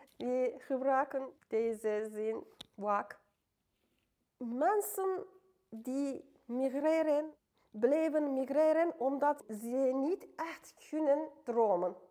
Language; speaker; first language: Dutch; non-native, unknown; Turkish